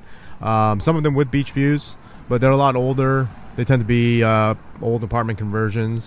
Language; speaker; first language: English; native; English